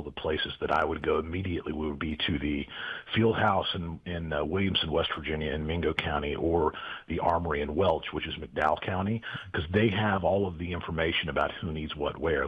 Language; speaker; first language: English; native; English